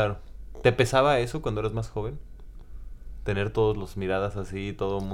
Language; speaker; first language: Spanish; native; Spanish